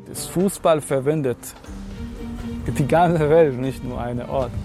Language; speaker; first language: German; non-native, fluent; Arabic